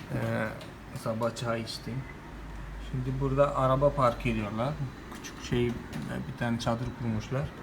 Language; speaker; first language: Turkish; non-native, fluent; Malayalam